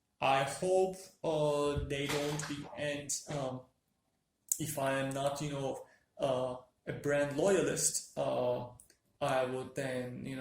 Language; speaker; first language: English; non-native, fluent; Turkish